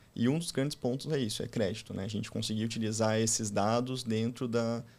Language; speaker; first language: Portuguese; native; Portuguese